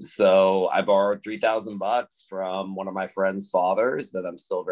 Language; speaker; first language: English; native; English